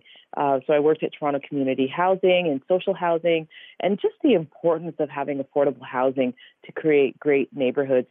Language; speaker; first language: English; native; English